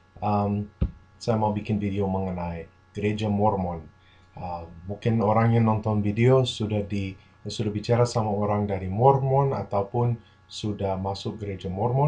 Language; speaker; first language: Indonesian; non-native, fluent; English